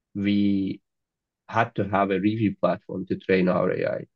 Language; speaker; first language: English; non-native, fluent; Azerbaijani